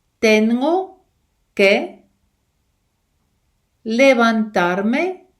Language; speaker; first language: Spanish; non-native, fluent; Ukrainian